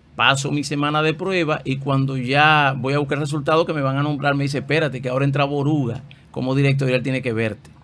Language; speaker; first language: Spanish; native; Spanish